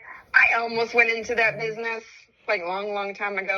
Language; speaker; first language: English; native; English